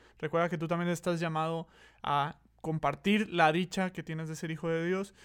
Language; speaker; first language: Spanish; native; Spanish